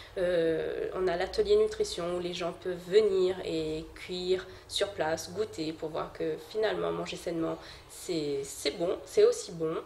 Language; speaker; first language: French; non-native, local second language; Morisyen